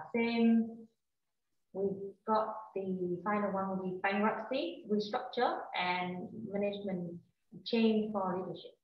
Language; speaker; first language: English; non-native, fluent; Vietnamese